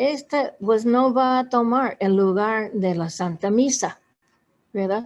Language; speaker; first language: Spanish; non-native, fluent; English